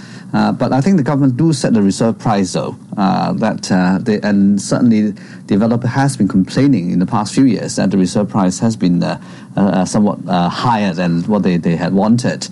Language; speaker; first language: English; non-native, local second language; Cantonese